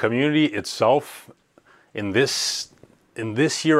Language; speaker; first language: English; native; English